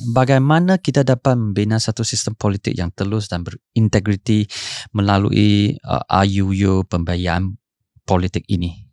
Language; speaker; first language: Malay; non-native, local second language; Chinese